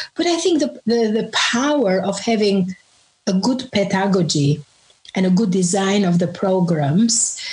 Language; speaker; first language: English; non-native, fluent; Albanian